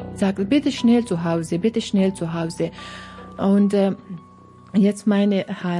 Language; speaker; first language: German; non-native, learner; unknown